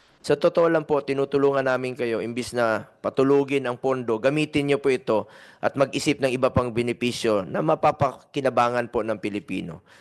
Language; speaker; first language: Filipino; native; Filipino